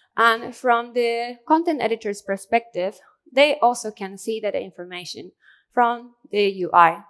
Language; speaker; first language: English; non-native, fluent; Japanese